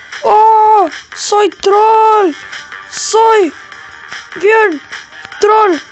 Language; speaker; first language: Spanish; native; Spanish